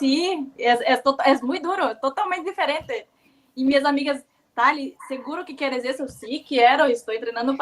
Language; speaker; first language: Spanish; non-native, learner; Portuguese